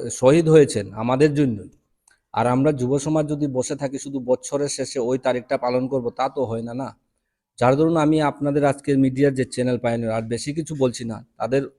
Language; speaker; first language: Bangla; non-native, local second language; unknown